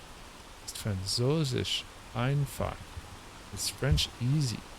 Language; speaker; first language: German; non-native, learner; English